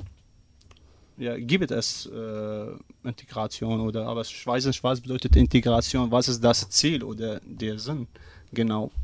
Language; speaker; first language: German; non-native, learner; Arabic